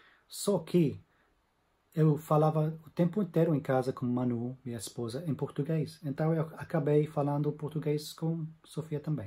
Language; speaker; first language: Portuguese; non-native, fluent; English